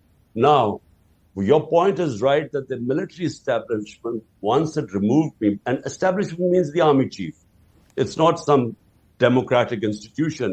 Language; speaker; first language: English; non-native, local second language; Urdu